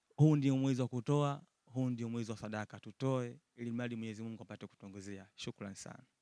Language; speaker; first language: Swahili; native; Swahili